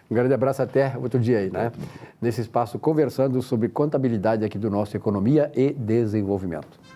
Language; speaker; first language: Portuguese; native; Portuguese